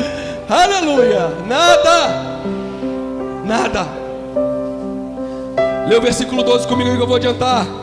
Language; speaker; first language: Portuguese; native; Portuguese